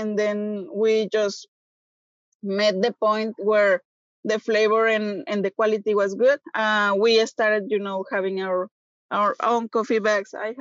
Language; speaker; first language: English; non-native, fluent; Spanish